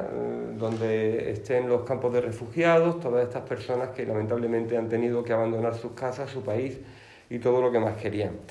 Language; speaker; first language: Spanish; native; Spanish